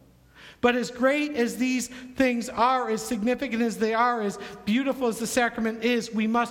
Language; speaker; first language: English; native; English